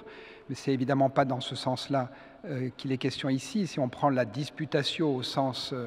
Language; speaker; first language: French; native; French